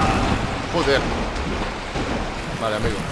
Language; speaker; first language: Spanish; native; Spanish